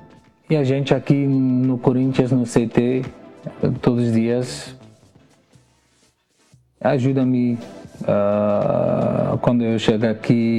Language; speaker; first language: Portuguese; non-native, learner; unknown